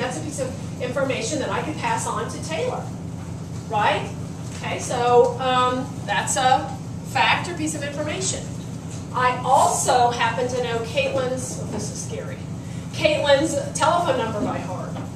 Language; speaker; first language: English; native; English